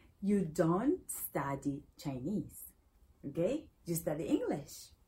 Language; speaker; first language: English; non-native, learner; Spanish